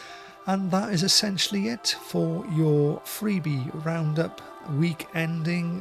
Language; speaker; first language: English; native; English